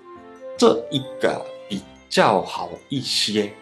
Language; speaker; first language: Chinese; non-native, fluent; Japanese